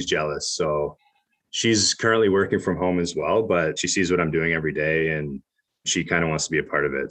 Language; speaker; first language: English; native; English